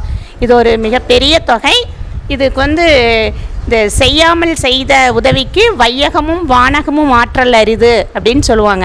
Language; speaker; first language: Tamil; native; Tamil